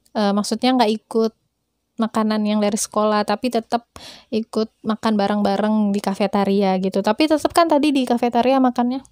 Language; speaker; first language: Indonesian; native; Indonesian